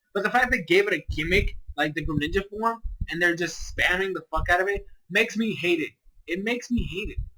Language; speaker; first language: English; native; English